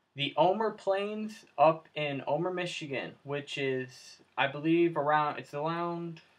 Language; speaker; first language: English; native; English